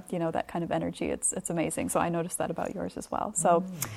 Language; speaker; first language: English; native; English